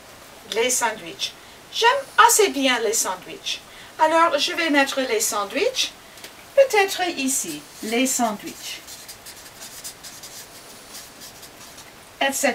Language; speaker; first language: French; non-native, fluent; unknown